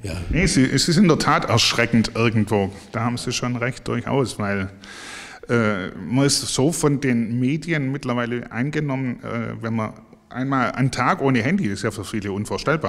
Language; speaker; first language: German; native; German